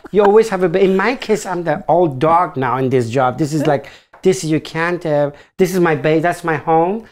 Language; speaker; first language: English; non-native, fluent; German